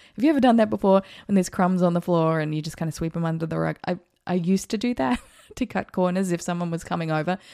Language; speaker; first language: English; native; English